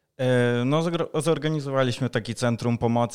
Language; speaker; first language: Polish; non-native, fluent; Ukrainian